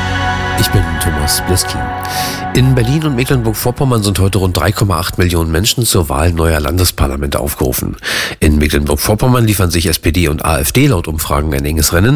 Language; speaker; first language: German; native; German